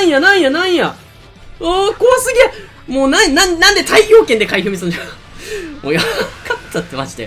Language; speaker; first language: Japanese; native; Japanese